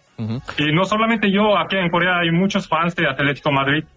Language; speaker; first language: Spanish; non-native, learner; Korean